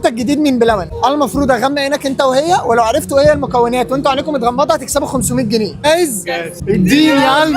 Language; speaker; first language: Arabic; native; Arabic